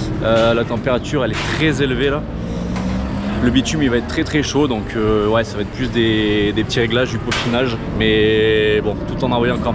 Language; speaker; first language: French; native; French